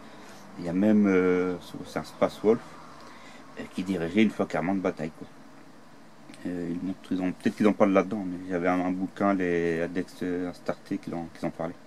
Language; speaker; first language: French; native; French